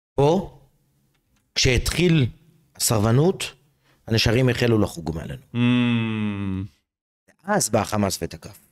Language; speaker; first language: Hebrew; native; Hebrew